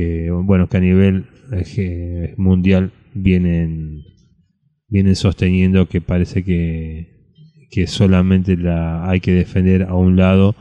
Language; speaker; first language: Spanish; native; Spanish